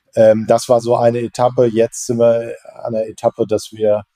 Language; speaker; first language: German; native; German